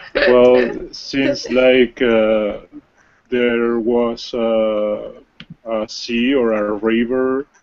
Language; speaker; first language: English; non-native, learner; Spanish